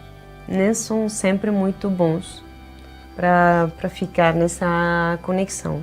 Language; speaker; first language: Portuguese; non-native, fluent; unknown